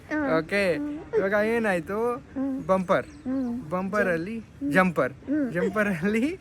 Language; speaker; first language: Kannada; non-native, learner; Hindi